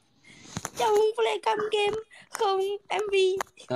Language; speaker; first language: Vietnamese; non-native, learner; Indonesian